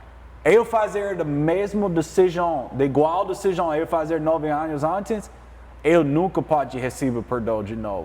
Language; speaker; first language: Portuguese; non-native, learner; English